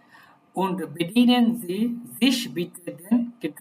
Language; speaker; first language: German; non-native, learner; Bangla